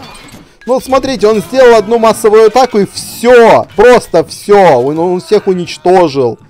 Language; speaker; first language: Russian; native; Russian